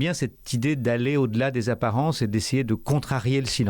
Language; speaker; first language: French; native; French